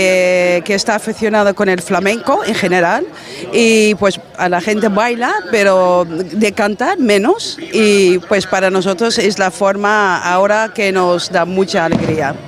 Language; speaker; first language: Spanish; non-native, fluent; Dutch